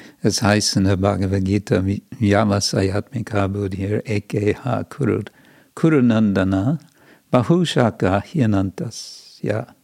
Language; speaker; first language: German; non-native, fluent; English